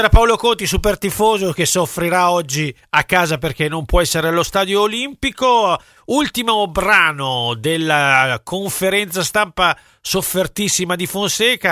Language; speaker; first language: Italian; native; Italian